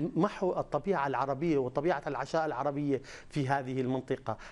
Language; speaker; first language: Arabic; native; Arabic